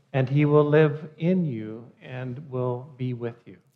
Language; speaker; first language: English; native; English